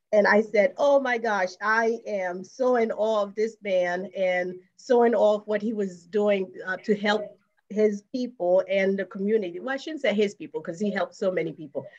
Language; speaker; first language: English; non-native, fluent; Haitian Creole